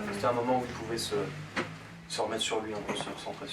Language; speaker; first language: French; native; French